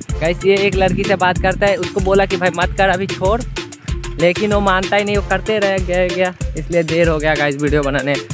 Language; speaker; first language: Hindi; non-native, local second language; Bangla